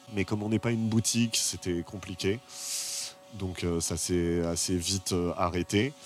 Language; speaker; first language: French; native; French